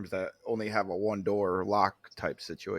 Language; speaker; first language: English; native; English